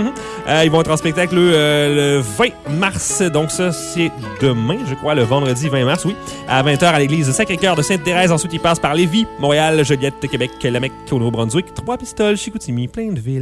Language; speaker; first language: French; native; French